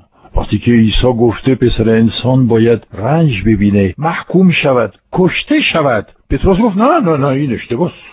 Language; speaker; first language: Persian; non-native, fluent; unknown